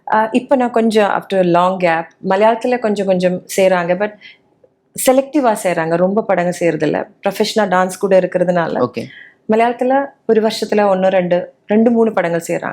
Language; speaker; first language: Tamil; non-native, learner; Malayalam